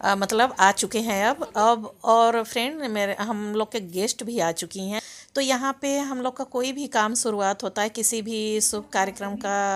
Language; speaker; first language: Hindi; native; Hindi